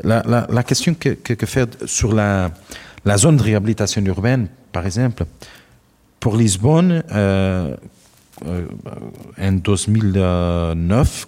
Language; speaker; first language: French; non-native, learner; Portuguese